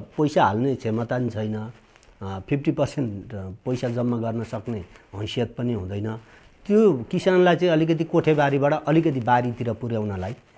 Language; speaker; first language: Nepali; native; Nepali